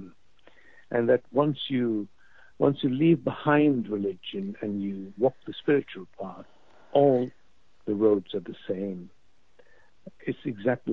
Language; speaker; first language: English; non-native, local second language; Urdu